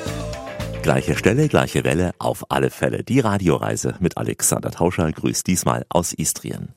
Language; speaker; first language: German; native; German